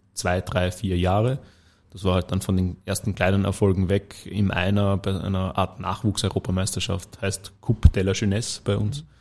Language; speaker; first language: German; native; German